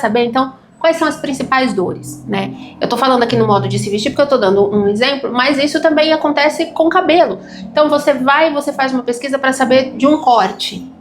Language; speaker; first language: Portuguese; native; Portuguese